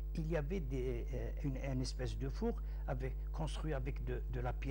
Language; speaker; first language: French; non-native, local second language; Arabic